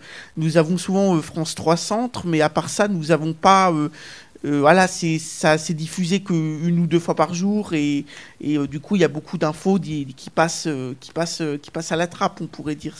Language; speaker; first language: French; native; French